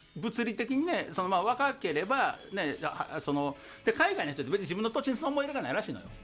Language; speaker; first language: Japanese; native; Japanese